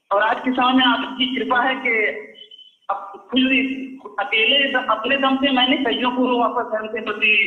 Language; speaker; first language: Hindi; native; Hindi